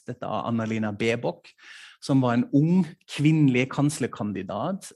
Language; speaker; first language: Norwegian; non-native, fluent; German